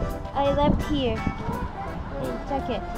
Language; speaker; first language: English; non-native, learner; Korean